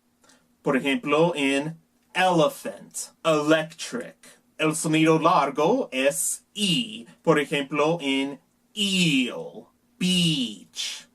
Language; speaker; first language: Spanish; non-native, learner; English